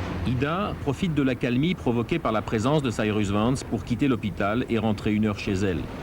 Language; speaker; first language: French; native; French